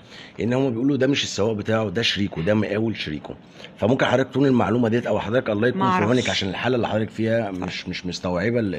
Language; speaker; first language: Arabic; native; Arabic